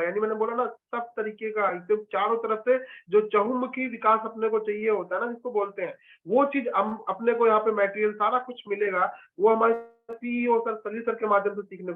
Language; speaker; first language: Hindi; native; Hindi